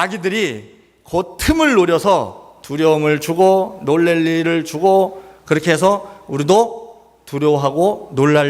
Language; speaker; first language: Korean; native; Korean